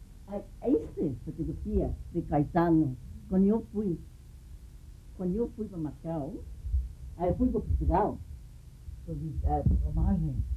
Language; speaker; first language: Portuguese; non-native, fluent; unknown